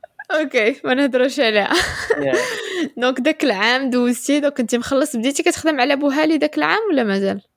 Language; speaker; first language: Arabic; native; Arabic